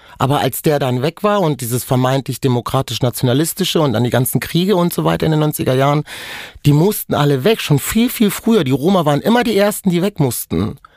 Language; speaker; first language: German; non-native, local second language; Romany